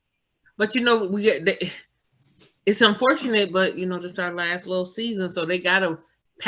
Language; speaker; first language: English; native; English